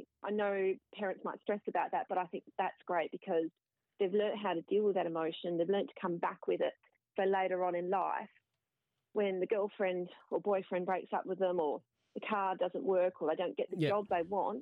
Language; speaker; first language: English; native; English